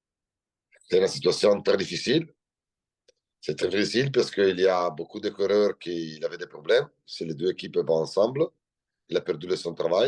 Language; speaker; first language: French; non-native, learner; Italian